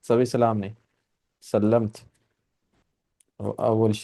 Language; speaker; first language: Arabic; non-native, fluent; Urdu